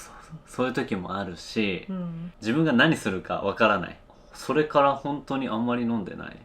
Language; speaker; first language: Japanese; native; Japanese